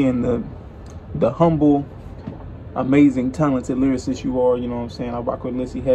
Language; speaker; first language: English; native; English